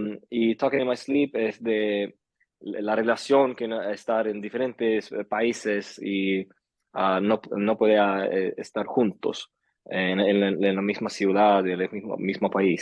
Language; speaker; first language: Spanish; early bilingual, heritage; Swedish